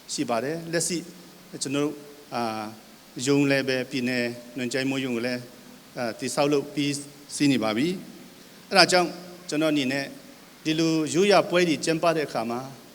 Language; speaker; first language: Burmese; non-native, local second language; Hakha Chin